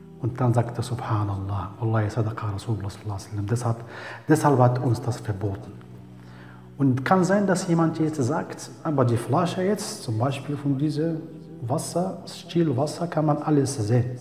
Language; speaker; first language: German; non-native, learner; Arabic